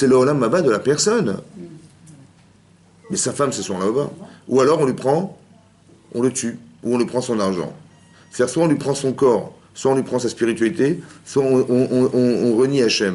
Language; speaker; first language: French; native; French